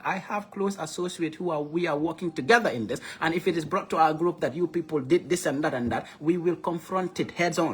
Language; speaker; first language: English; non-native, local second language; Wolof